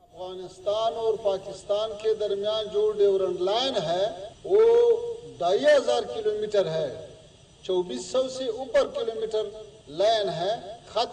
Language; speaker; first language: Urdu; non-native, fluent; Pashto